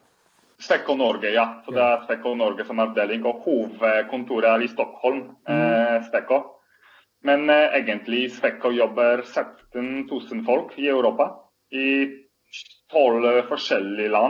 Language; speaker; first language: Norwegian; non-native, fluent; Polish